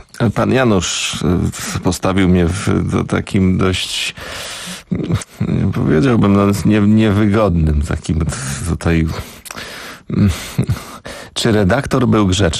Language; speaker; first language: Polish; native; Polish